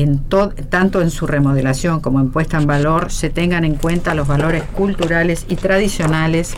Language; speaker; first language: Spanish; native; Spanish